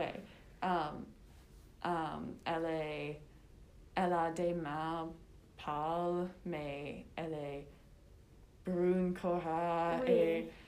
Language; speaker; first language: French; non-native, learner; English